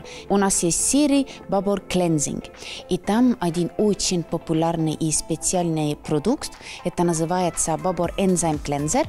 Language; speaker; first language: Russian; non-native, local second language; Estonian